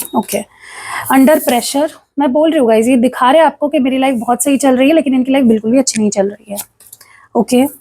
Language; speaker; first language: Hindi; non-native, local second language; Marathi